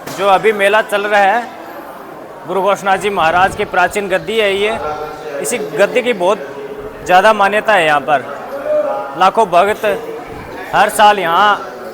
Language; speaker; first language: Hindi; native; Hindi